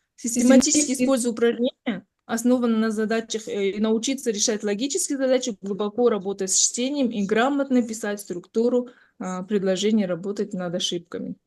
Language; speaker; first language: Russian; non-native, local second language; Kazakh